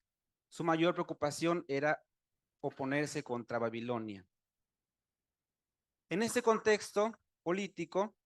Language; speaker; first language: Spanish; native; Spanish